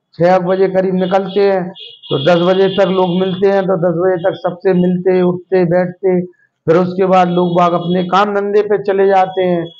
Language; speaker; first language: Hindi; native; Hindi